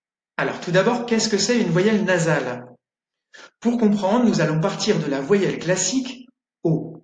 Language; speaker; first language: French; native; French